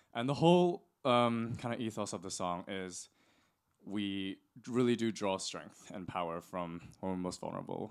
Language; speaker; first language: English; non-native, local second language; Cantonese